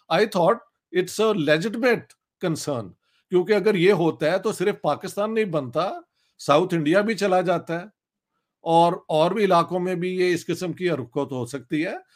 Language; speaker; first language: Urdu; non-native, local second language; Punjabi